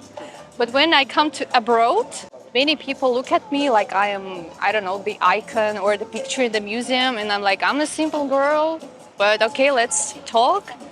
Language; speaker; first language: English; non-native, fluent; Russian